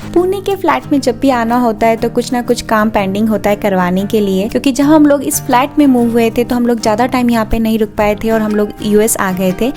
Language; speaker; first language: Hindi; native; Hindi